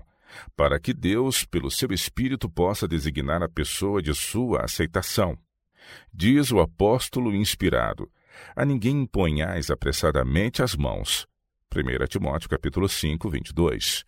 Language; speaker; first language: Portuguese; native; Portuguese